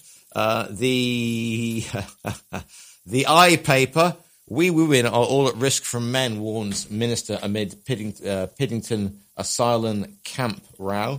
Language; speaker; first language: English; native; English